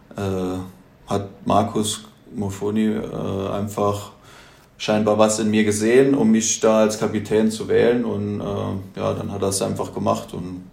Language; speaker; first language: German; native; German